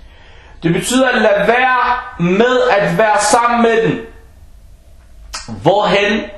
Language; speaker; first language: Danish; early bilingual, other home language; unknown